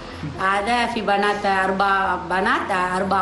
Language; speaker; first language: Arabic; non-native, learner; Sinhala